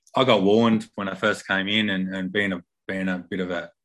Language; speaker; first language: English; native; English